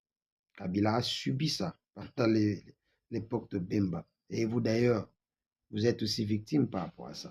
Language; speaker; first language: French; non-native, local second language; Lingala